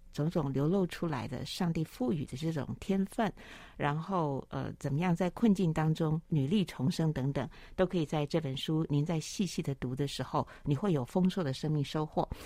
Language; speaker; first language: Chinese; native; Chinese